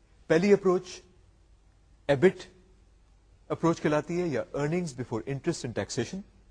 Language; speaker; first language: English; non-native, local second language; Urdu